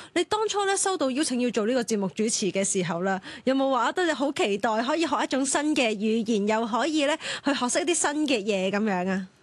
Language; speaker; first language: Cantonese; native; Cantonese